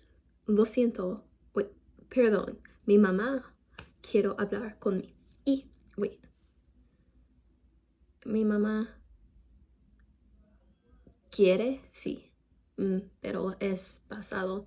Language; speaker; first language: Spanish; non-native, learner; English